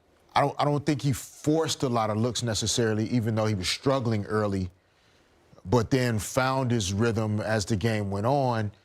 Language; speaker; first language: English; native; English